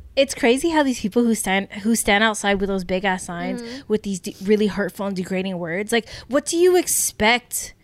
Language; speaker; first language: English; native; English